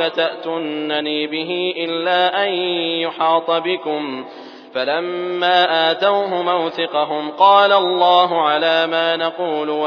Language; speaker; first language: Arabic; native; Arabic